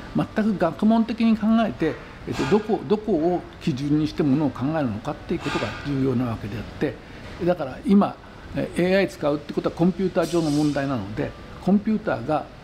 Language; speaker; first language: Japanese; native; Japanese